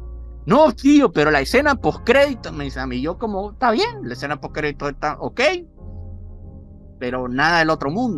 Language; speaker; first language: Spanish; native; Spanish